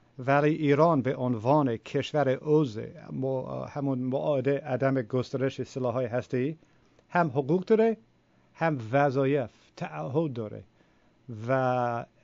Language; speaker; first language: Persian; non-native, fluent; English